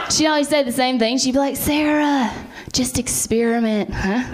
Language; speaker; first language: English; native; English